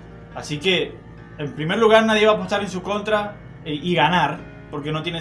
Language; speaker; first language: Spanish; native; Spanish